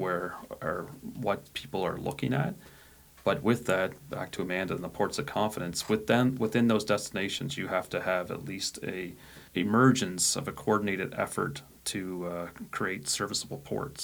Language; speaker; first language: English; native; English